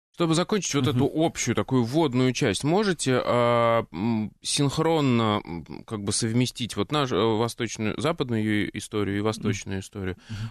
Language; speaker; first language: Russian; native; Russian